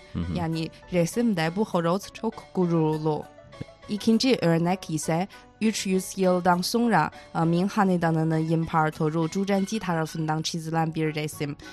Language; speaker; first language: Turkish; non-native, fluent; Chinese